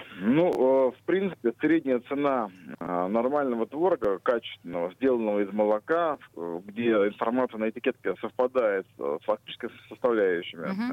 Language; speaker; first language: Russian; native; Russian